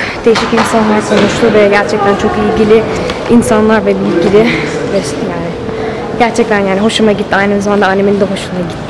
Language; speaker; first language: Turkish; early bilingual, heritage; English